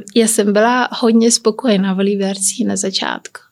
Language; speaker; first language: Czech; non-native, fluent; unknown